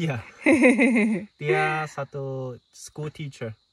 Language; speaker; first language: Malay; non-native, learner; Chinese